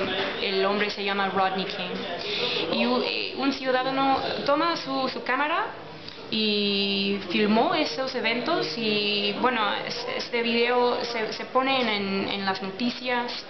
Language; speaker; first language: Spanish; non-native, learner; English